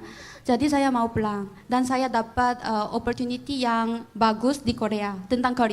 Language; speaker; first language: Indonesian; non-native, fluent; Korean